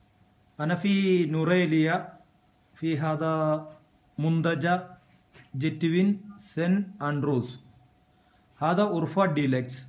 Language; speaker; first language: Arabic; non-native, learner; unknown